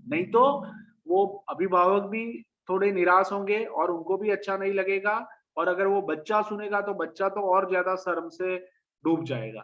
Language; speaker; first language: Hindi; native; Hindi